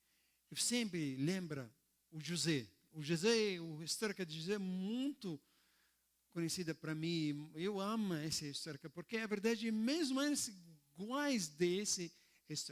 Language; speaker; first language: Portuguese; non-native, learner; Arabic